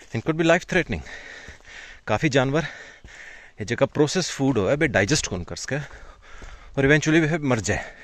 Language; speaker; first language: Hindi; native; Hindi